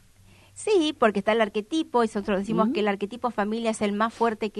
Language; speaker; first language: Spanish; native; Spanish